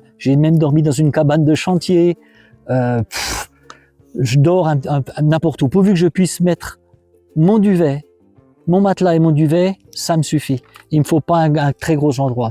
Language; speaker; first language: French; native; French